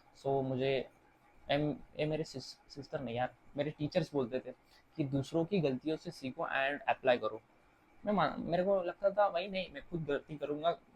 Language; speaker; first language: Hindi; non-native, local second language; Marathi